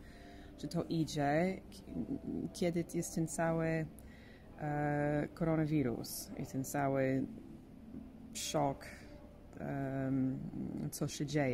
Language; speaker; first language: Polish; early bilingual, heritage; English